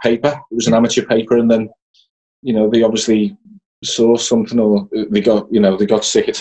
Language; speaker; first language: English; native; English